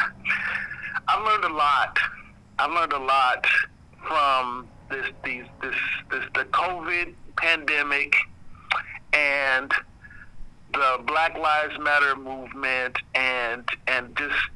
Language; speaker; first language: English; native; English